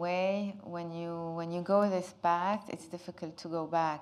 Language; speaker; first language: English; non-native, fluent; Arabic